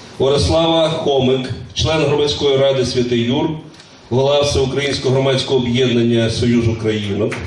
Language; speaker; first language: Ukrainian; native; Ukrainian